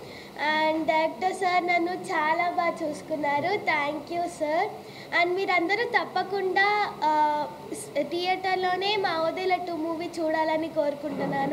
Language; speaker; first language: Telugu; non-native, learner; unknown